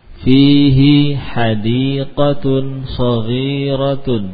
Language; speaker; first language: Arabic; non-native, learner; Indonesian